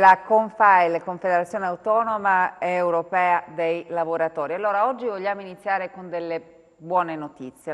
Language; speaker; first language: Italian; native; Italian